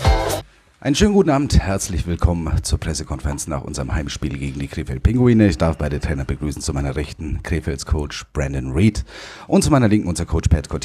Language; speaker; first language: German; native; German